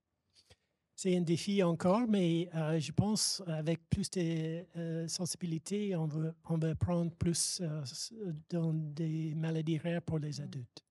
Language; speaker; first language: French; non-native, fluent; English